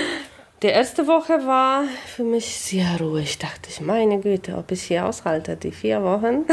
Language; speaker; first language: German; non-native, fluent; Polish